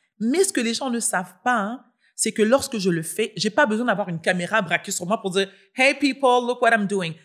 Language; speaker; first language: French; native; French